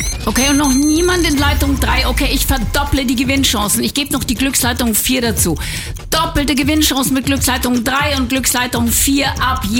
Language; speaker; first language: German; native; German